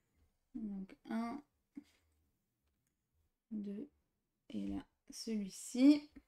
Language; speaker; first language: French; native; French